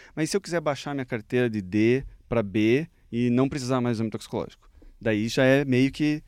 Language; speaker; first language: Portuguese; native; Portuguese